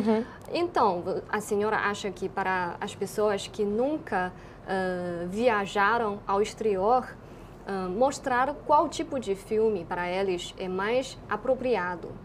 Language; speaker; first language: Portuguese; non-native, fluent; Chinese